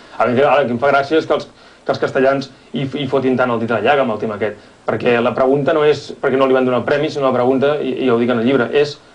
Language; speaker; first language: Catalan; native; Catalan